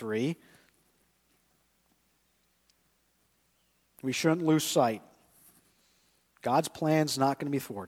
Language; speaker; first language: English; native; English